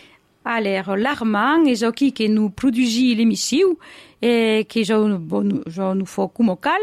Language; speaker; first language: French; native; French